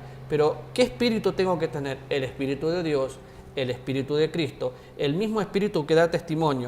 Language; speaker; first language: Spanish; native; Spanish